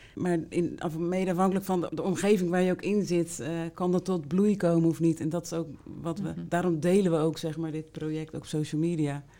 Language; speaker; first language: Dutch; native; Dutch